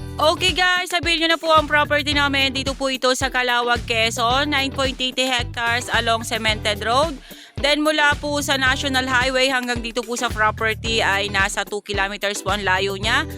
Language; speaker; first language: Filipino; native; Filipino